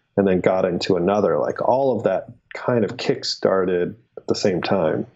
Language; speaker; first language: English; native; English